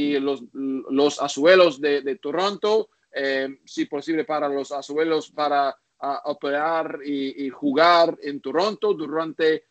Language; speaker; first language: Spanish; non-native, learner; English